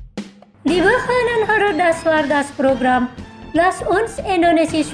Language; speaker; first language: German; non-native, learner; Indonesian